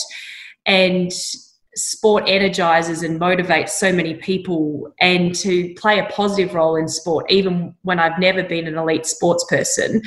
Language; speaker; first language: English; native; English